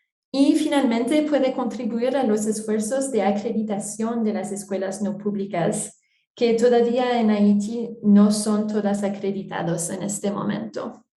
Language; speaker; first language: Spanish; non-native, fluent; French